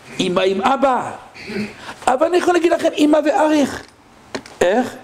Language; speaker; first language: Hebrew; non-native, fluent; French